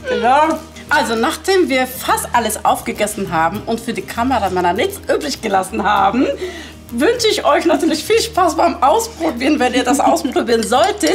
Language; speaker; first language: German; early bilingual, other home language; Turkish